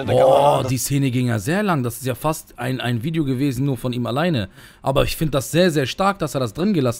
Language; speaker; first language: German; native; German